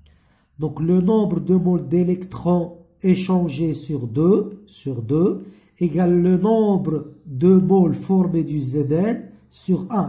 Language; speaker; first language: French; non-native, local second language; Arabic